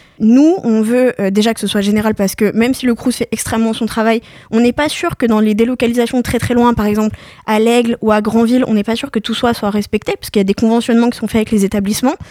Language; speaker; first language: French; native; French